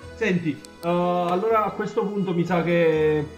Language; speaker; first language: Italian; native; Italian